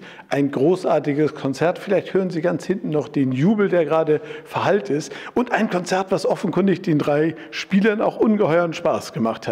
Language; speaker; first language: German; native; German